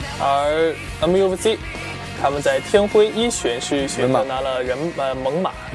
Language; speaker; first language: Chinese; native; Chinese